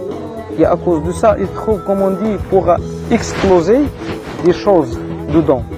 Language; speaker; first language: French; non-native, learner; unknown